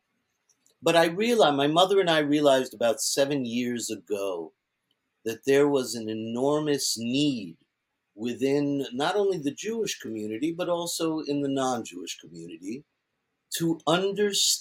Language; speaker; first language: English; early bilingual, other home language; Yiddish